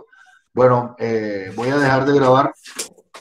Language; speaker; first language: Spanish; native; Spanish